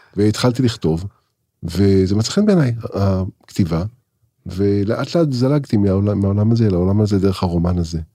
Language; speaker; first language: Hebrew; native; Hebrew